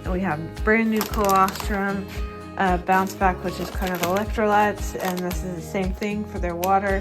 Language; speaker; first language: English; native; English